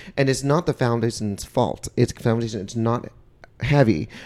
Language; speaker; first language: English; non-native, fluent; Vietnamese